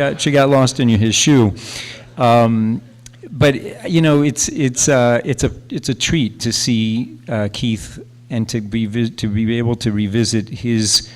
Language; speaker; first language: English; native; English